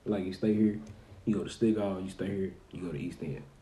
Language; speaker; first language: English; native; English